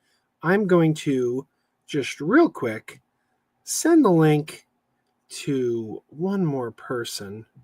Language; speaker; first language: English; native; English